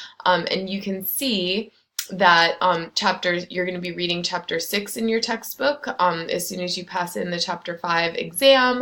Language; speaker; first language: English; native; English